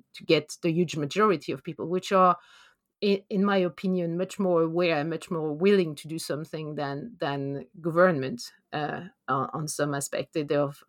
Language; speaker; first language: English; non-native, fluent; French